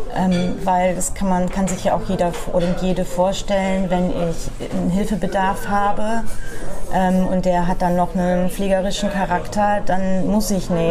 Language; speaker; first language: German; native; German